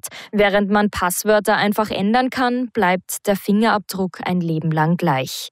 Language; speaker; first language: German; native; German